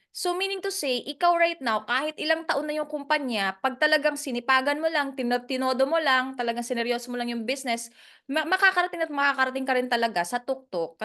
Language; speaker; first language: Filipino; non-native, local second language; Cebuano